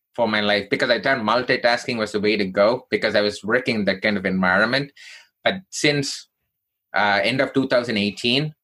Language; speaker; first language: English; non-native, local second language; Tamil